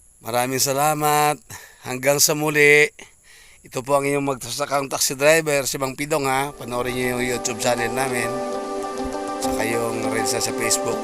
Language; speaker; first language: Filipino; non-native, local second language; Cebuano